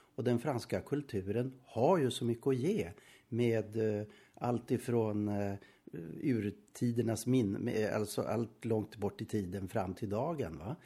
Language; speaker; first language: Swedish; native; Swedish